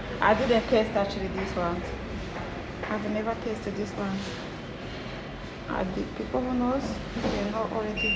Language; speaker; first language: English; non-native, fluent; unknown